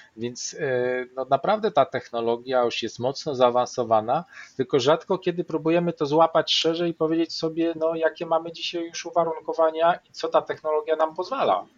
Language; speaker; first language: Polish; native; Polish